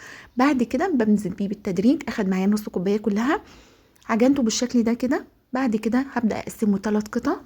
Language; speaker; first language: Arabic; native; Arabic